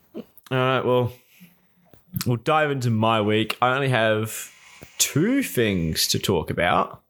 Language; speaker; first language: English; native; English